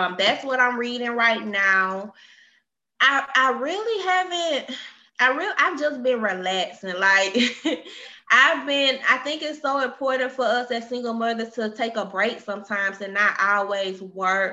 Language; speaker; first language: English; native; English